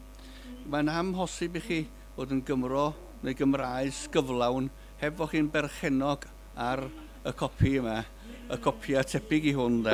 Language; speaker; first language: Welsh; native; Welsh